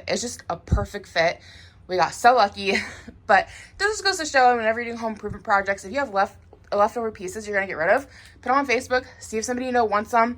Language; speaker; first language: English; native; English